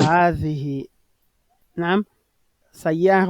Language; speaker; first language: Arabic; non-native, fluent; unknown